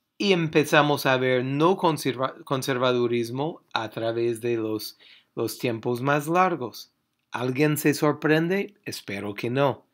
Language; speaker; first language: Spanish; non-native, fluent; English